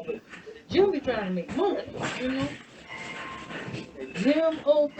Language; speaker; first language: English; native; English